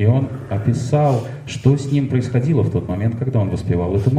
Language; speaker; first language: Russian; native; Russian